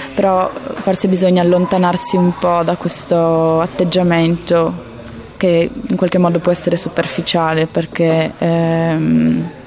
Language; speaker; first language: Italian; native; Italian